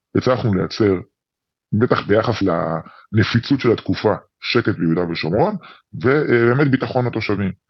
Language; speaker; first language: Hebrew; native; Hebrew